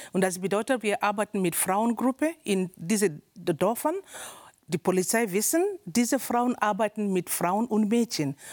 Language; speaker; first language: German; non-native, learner; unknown